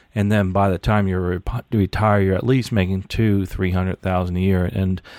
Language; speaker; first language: English; native; English